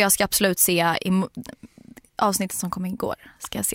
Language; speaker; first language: Swedish; native; Swedish